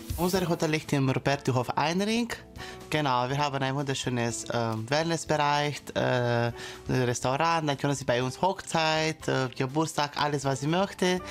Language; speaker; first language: German; non-native, learner; Romanian